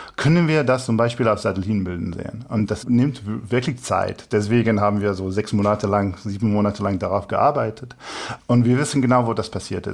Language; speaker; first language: German; non-native, fluent; English